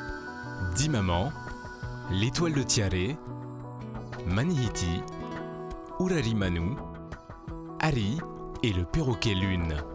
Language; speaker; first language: French; native; French